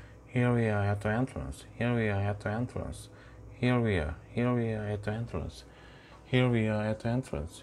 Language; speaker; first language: English; non-native, learner; Korean